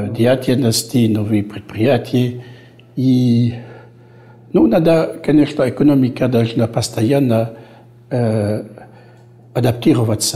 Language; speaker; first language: Russian; non-native, fluent; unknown